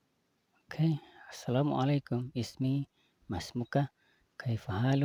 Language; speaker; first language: Arabic; non-native, learner; Indonesian